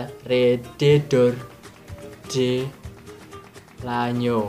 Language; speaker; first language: Spanish; non-native, learner; Indonesian